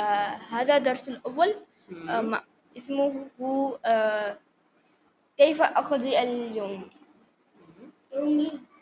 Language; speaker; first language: Arabic; non-native, learner; Urdu